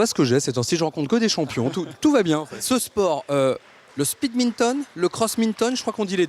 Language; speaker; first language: French; native; French